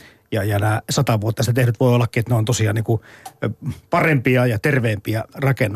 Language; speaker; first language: Finnish; native; Finnish